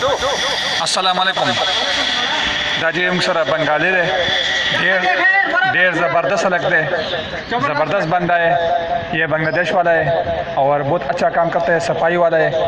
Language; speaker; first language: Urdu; non-native, local second language; Pashto